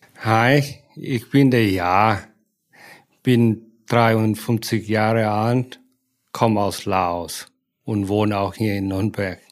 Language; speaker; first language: German; non-native, fluent; Lao